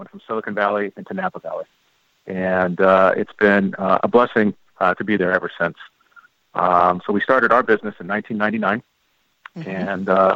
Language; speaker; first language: English; native; English